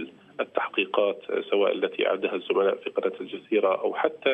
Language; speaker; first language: Arabic; native; Arabic